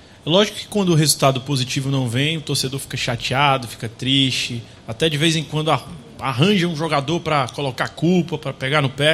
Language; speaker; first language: Portuguese; native; Portuguese